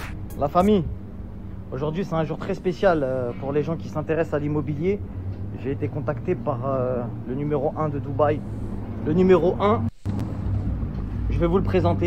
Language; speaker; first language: French; native; French